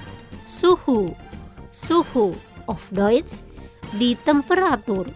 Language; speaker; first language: German; non-native, fluent; Indonesian